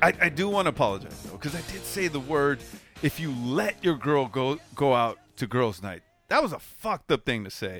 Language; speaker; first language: English; early bilingual, other home language; Spanish